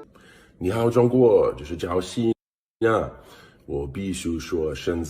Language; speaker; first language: Chinese; non-native, learner; English